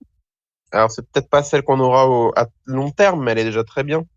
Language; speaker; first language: French; native; French